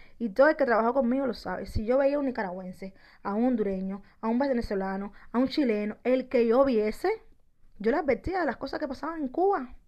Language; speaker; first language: Spanish; native; Spanish